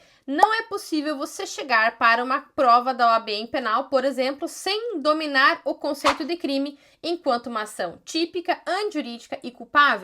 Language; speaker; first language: Portuguese; native; Portuguese